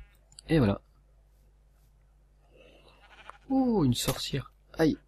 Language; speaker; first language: French; native; French